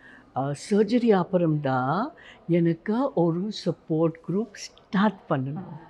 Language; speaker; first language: Tamil; non-native, learner; Hindi